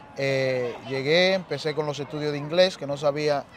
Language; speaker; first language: Spanish; native; Spanish